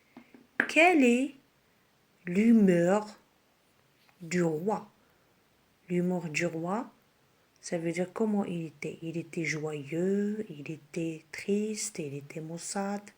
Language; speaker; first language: French; non-native, local second language; Arabic